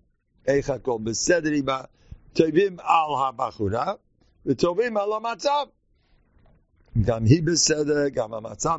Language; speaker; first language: Hebrew; non-native, fluent; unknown